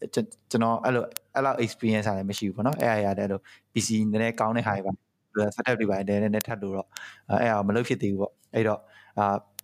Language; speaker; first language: Burmese; native; Burmese